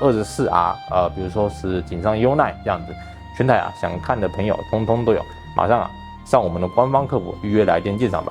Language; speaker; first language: Chinese; native; Chinese